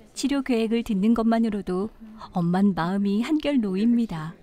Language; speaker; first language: Korean; native; Korean